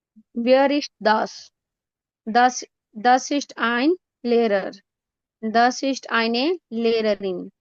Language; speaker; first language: German; non-native, learner; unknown